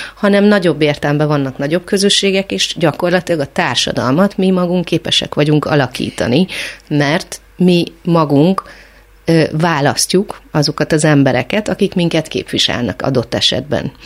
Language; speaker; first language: Hungarian; native; Hungarian